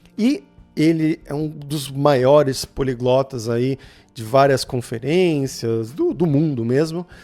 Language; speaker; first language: Portuguese; native; Portuguese